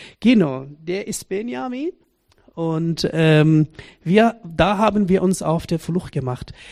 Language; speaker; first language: German; non-native, fluent; Persian